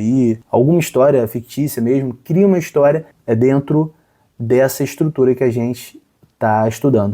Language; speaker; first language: Portuguese; native; Portuguese